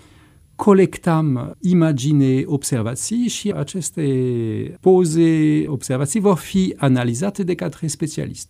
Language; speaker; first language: Romanian; non-native, fluent; French